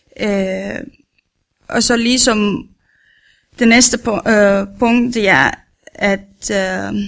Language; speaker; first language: Danish; non-native, learner; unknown